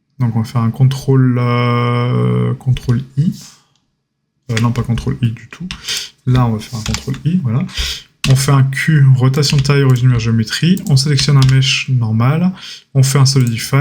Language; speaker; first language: French; native; French